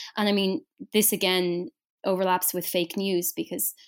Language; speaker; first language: English; native; English